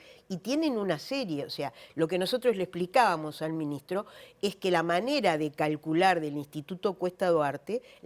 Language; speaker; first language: Spanish; native; Spanish